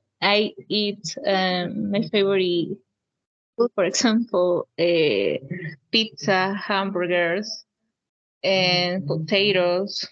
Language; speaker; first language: English; non-native, learner; Spanish